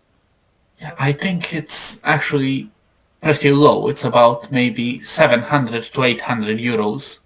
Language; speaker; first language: English; non-native, fluent; Serbian